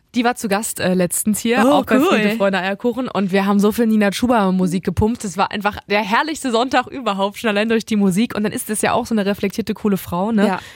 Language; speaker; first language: German; native; German